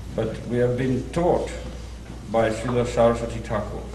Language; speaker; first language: English; non-native, local second language; Bangla